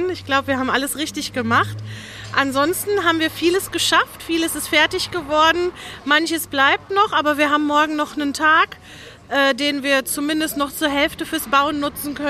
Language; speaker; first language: German; native; German